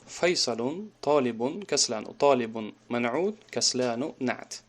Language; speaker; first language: Arabic; non-native, fluent; Tajik